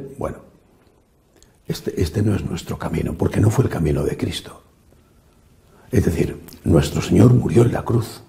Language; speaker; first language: Spanish; native; Spanish